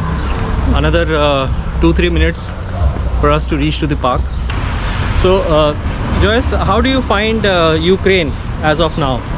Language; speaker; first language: English; non-native, local second language; Hindi